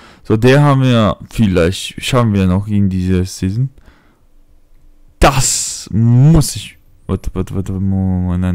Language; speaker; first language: German; non-native, fluent; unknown